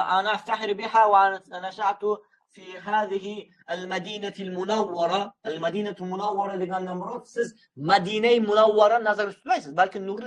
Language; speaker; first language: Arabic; non-native, fluent; Uzbek